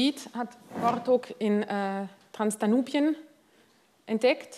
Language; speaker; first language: German; non-native, fluent; Hungarian